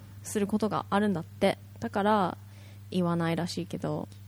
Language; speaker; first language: Japanese; native; Japanese